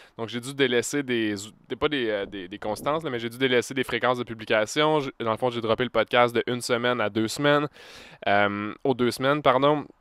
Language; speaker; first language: French; native; French